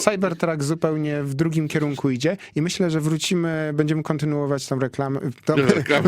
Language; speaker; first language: Polish; native; Polish